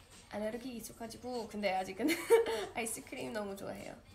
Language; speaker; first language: Korean; non-native, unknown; English